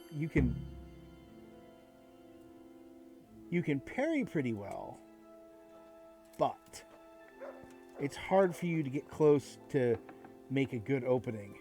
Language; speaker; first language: English; native; English